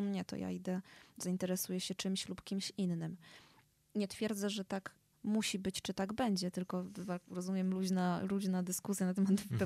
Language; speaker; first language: Polish; native; Polish